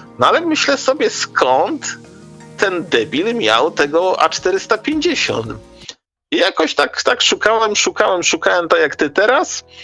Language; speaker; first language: Polish; native; Polish